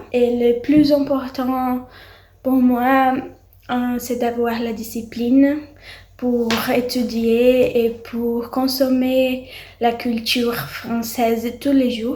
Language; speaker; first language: French; non-native, learner; Portuguese